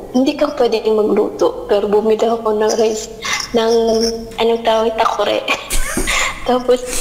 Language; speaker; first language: Filipino; non-native, local second language; Hiligaynon